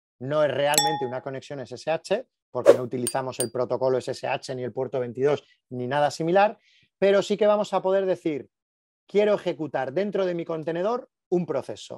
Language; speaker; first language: Spanish; native; Spanish